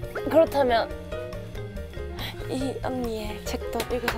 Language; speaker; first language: Korean; native; Korean